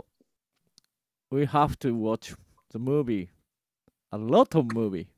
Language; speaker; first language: English; non-native, learner; Japanese